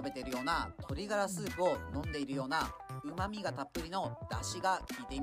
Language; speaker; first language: Japanese; native; Japanese